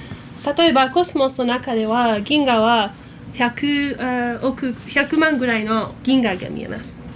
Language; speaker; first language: Japanese; non-native, fluent; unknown